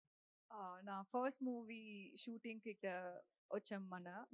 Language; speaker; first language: Telugu; non-native, learner; Tamil